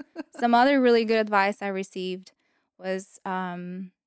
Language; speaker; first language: English; non-native, fluent; Russian